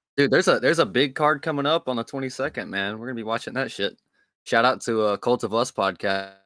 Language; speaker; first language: English; native; English